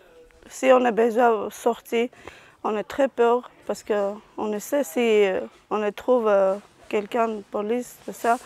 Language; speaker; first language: French; non-native, learner; Armenian